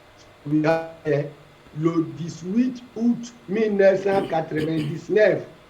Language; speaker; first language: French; non-native, fluent; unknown